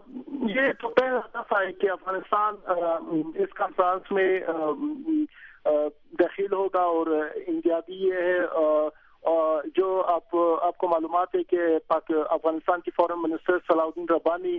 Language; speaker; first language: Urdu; non-native, learner; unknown